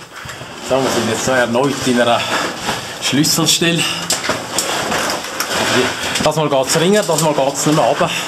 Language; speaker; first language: German; native; German